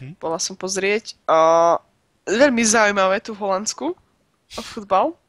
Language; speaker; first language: Slovak; native; Slovak